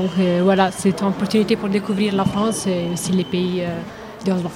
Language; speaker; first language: French; non-native, learner; Italian